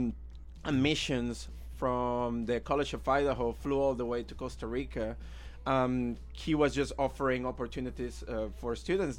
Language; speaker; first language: English; non-native, fluent; Spanish